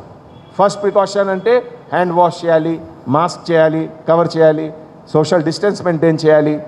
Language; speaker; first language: Telugu; non-native, fluent; Hindi